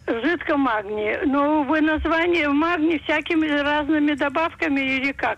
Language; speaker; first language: Russian; native; Russian